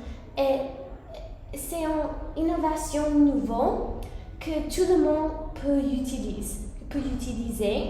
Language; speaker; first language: French; non-native, learner; English